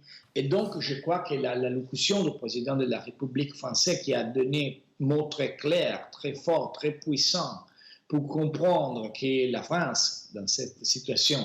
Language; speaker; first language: French; non-native, fluent; Italian